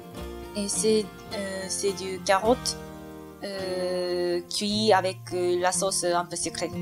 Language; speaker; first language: French; non-native, learner; Japanese